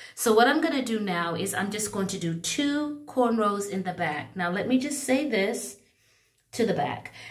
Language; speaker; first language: English; native; English